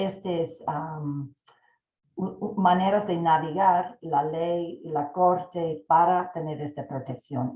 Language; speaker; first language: Spanish; non-native, fluent; English